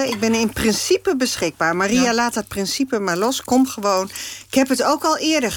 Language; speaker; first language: Dutch; native; Dutch